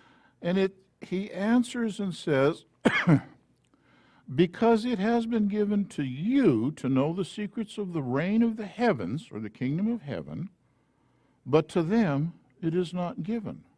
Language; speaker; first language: English; native; English